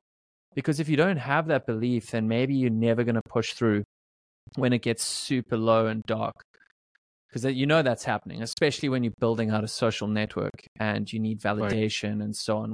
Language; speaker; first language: English; native; English